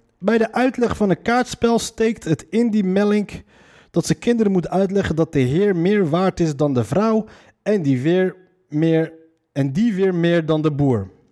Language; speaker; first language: Dutch; native; Dutch